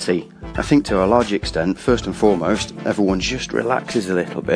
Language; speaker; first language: English; native; English